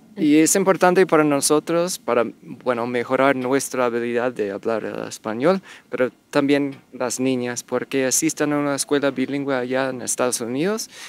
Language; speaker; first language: Spanish; non-native, fluent; English